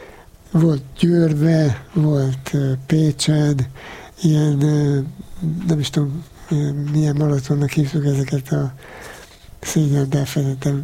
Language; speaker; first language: Hungarian; native; Hungarian